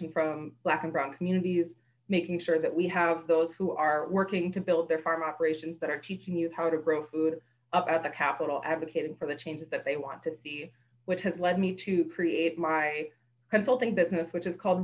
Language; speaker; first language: English; native; English